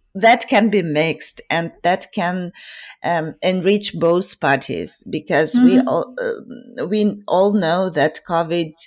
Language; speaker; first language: English; non-native, fluent; Ukrainian